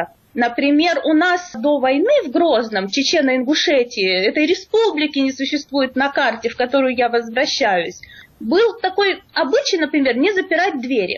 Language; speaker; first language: Russian; native; Russian